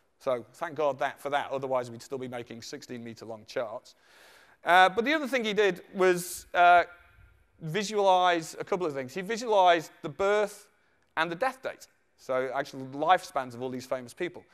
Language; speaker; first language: English; native; English